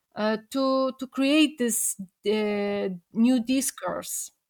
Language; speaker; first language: English; non-native, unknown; Polish